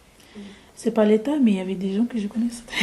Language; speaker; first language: French; non-native, fluent; Arabic